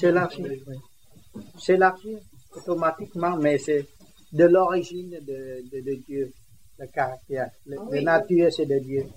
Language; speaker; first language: French; non-native, learner; Vietnamese